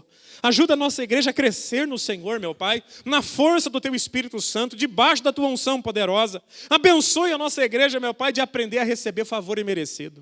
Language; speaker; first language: Portuguese; native; Portuguese